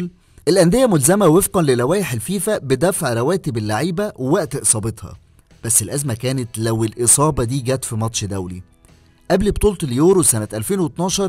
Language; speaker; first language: Arabic; native; Arabic